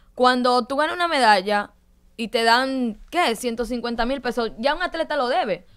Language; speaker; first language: Spanish; native; Spanish